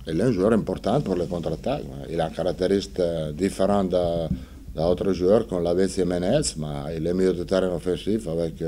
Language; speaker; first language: French; non-native, fluent; Italian